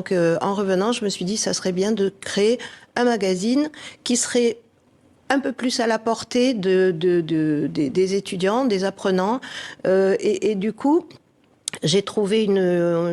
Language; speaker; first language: French; native; French